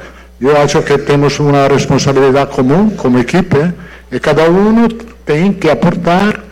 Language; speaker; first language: Portuguese; non-native, fluent; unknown